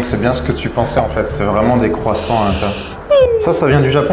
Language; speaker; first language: French; native; French